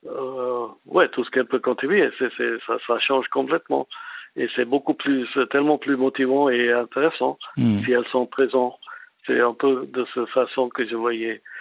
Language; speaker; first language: French; non-native, fluent; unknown